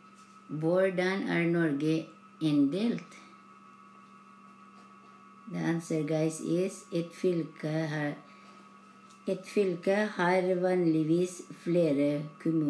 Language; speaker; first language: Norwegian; non-native, learner; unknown